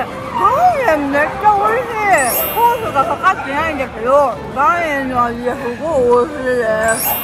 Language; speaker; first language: Japanese; native; Japanese